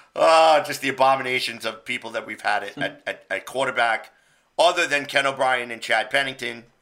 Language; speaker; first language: English; native; English